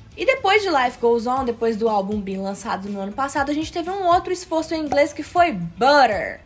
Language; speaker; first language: Portuguese; native; Portuguese